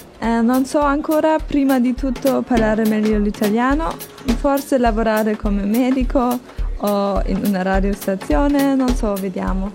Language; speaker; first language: Italian; non-native, learner; German